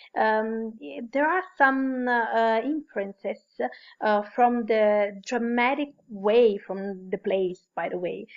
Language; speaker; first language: English; non-native, fluent; Italian